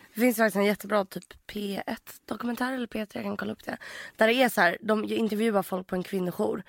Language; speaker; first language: Swedish; native; Swedish